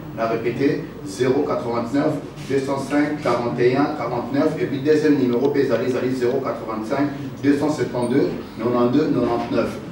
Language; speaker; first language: French; non-native, local second language; Lingala